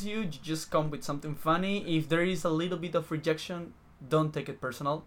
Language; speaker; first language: English; non-native, fluent; Spanish